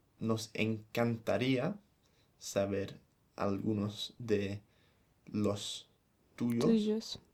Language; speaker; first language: Spanish; non-native, fluent; English